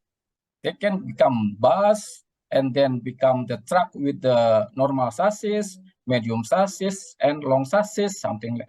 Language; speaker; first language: English; non-native, learner; Indonesian